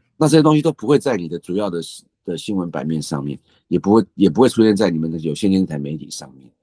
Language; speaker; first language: Chinese; native; Chinese